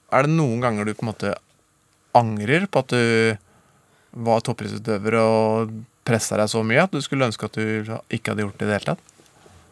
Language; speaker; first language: Norwegian; native; Norwegian